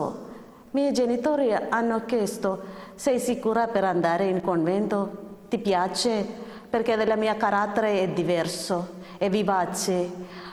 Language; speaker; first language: Italian; non-native, learner; Malayalam